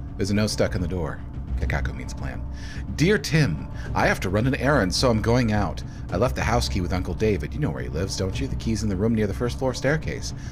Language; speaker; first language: English; native; English